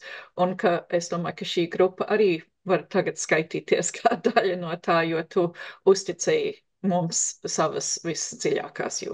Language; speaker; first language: Latvian; early bilingual, heritage; English